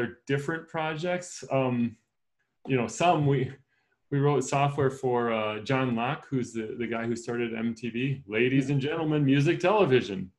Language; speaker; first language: English; native; English